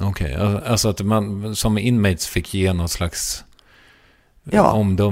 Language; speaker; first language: Swedish; native; Swedish